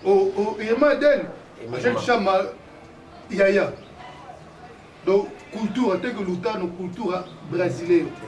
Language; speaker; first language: Portuguese; non-native, learner; Lingala